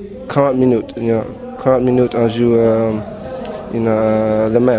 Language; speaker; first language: French; non-native, learner; English